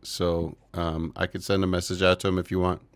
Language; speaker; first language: English; native; English